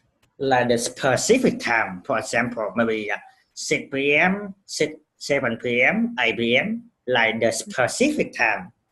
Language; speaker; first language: English; non-native, fluent; Vietnamese